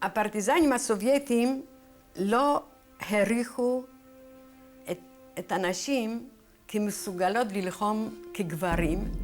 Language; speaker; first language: Hebrew; non-native, fluent; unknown